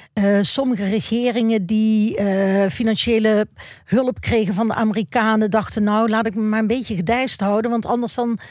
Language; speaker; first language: Dutch; native; Dutch